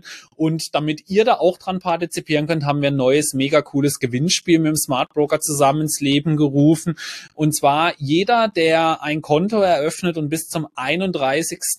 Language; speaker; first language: German; native; German